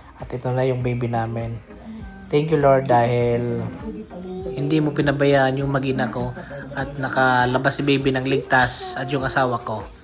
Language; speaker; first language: Filipino; non-native, local second language; Bikol